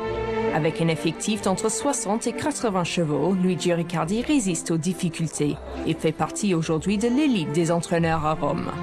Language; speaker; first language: French; native; French